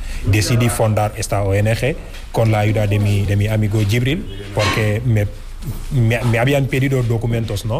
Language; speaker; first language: Spanish; non-native, fluent; Wolof